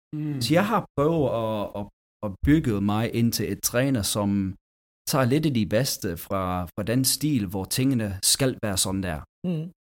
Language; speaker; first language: Danish; non-native, fluent; English